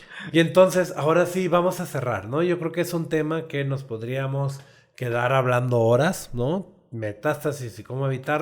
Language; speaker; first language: Spanish; native; Spanish